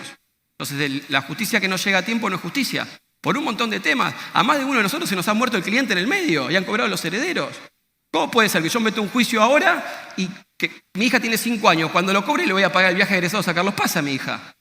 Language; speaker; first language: Spanish; native; Spanish